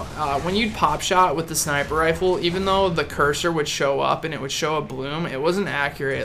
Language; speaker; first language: English; native; English